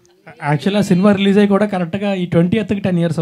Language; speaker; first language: Telugu; native; Telugu